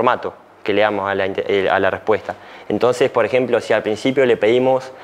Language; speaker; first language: Spanish; native; Spanish